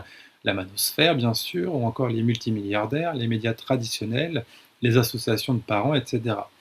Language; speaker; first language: French; native; French